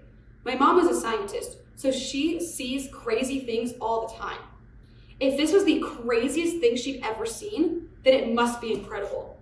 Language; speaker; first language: English; native; English